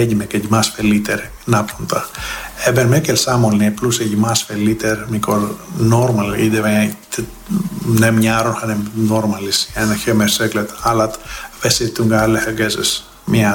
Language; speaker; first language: Hungarian; non-native, fluent; Greek